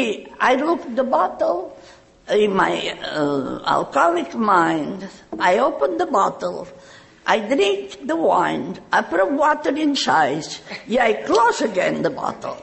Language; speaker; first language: English; non-native, learner; Catalan